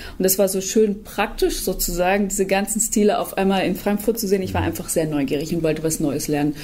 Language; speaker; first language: German; native; German